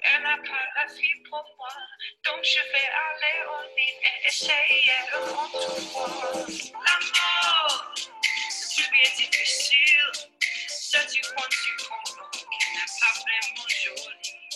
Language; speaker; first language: French; non-native, learner; English